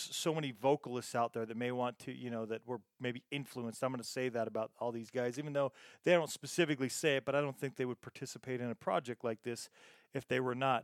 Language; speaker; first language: English; native; English